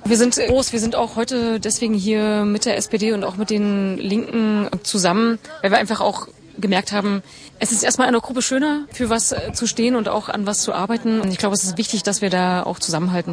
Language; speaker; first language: German; native; German